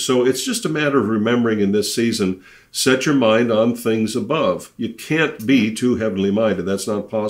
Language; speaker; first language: English; native; English